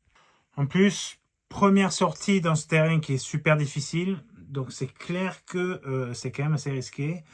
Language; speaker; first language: French; native; French